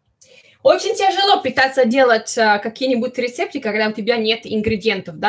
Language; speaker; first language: Russian; early bilingual, heritage; Italian